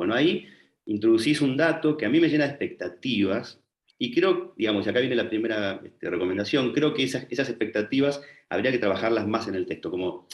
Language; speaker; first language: Spanish; native; Spanish